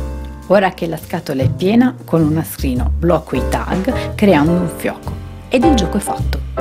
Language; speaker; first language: Italian; native; Italian